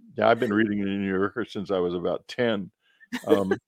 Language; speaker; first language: English; native; English